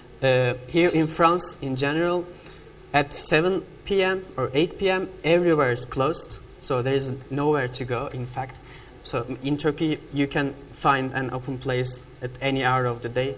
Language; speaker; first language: English; non-native, fluent; Turkish